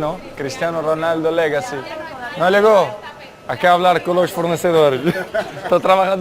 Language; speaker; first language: Spanish; non-native, fluent; Portuguese